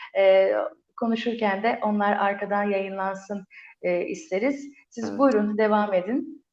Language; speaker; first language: Turkish; native; Turkish